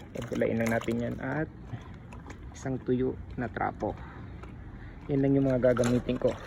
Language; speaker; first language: Filipino; native; Filipino